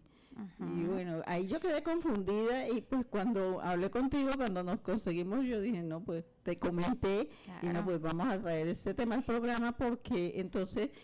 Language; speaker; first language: Spanish; native; Spanish